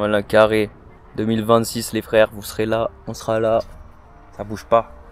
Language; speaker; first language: French; native; French